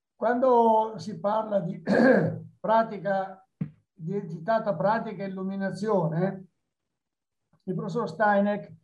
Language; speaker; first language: Italian; native; Italian